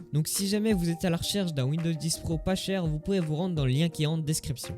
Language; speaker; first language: French; native; French